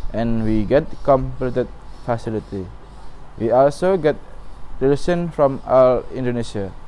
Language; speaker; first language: English; non-native, learner; Indonesian